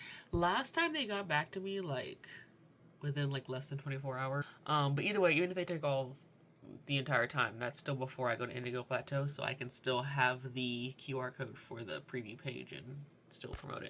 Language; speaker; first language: English; native; English